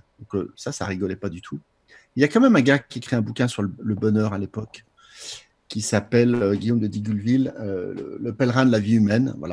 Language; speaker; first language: French; native; French